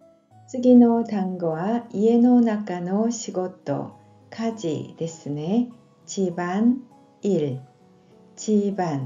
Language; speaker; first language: Japanese; non-native, fluent; Korean